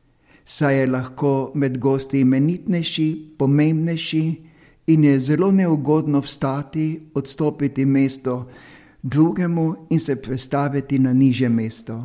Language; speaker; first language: Slovenian; native; Slovenian